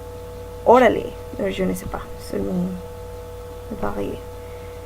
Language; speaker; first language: French; non-native, learner; Spanish